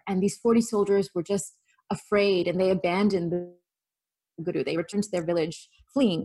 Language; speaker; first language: English; native; English